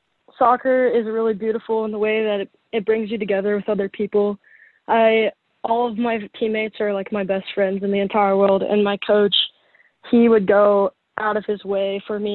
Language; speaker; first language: English; native; English